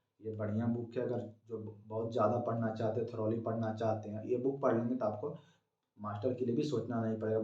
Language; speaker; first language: Hindi; native; Hindi